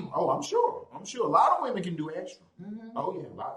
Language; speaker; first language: English; native; English